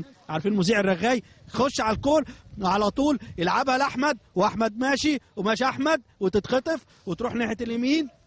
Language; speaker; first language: Arabic; native; Arabic